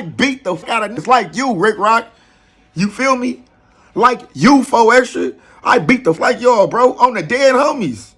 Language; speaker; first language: English; native; English